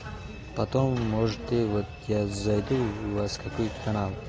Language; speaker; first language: Russian; non-native, learner; Tajik